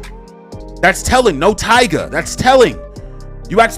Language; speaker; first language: English; native; English